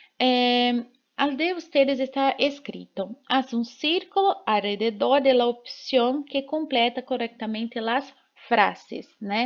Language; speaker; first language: Spanish; non-native, fluent; Portuguese